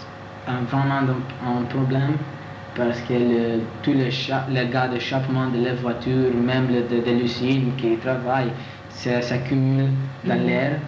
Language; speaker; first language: French; non-native, learner; Italian